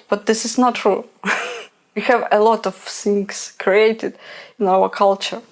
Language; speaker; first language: English; non-native, learner; Ukrainian